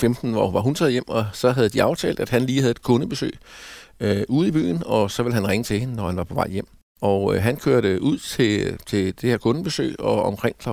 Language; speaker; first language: Danish; native; Danish